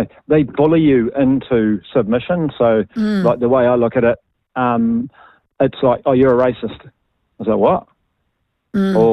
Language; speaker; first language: English; native; English